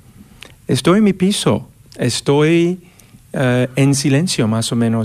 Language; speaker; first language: Spanish; non-native, learner; English